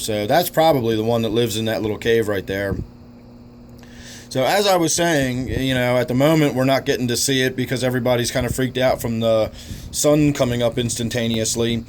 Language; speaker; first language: English; native; English